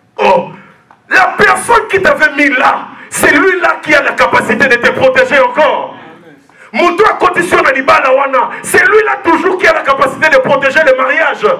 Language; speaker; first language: French; non-native, local second language; Lingala